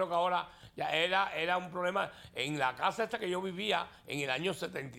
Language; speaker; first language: Spanish; native; Spanish